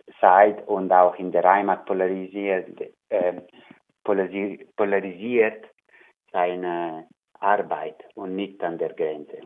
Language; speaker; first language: German; non-native, learner; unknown